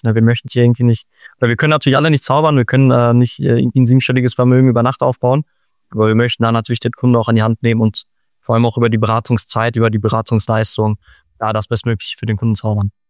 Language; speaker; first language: German; native; German